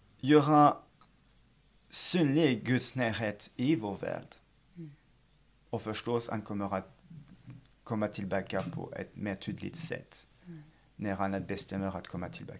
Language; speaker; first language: Swedish; non-native, fluent; French